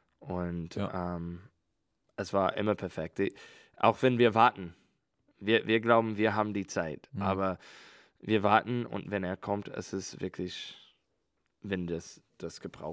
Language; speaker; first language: German; non-native, learner; English